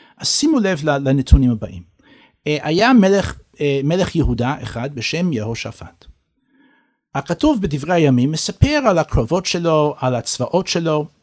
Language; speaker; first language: Hebrew; non-native, fluent; English